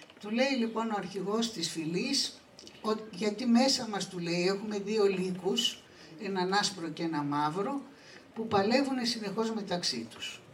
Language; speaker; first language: Greek; native; Greek